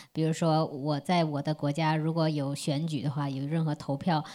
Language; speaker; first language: Chinese; non-native, fluent; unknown